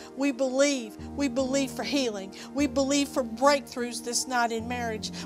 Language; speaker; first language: English; native; English